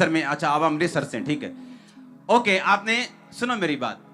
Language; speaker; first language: Hindi; native; Hindi